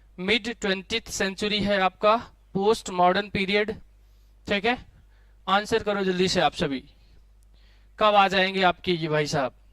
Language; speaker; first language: Hindi; native; Hindi